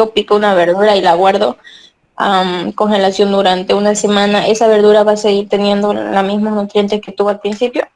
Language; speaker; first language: Spanish; native; Spanish